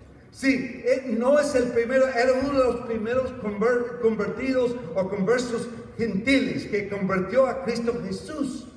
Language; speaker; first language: Spanish; non-native, fluent; English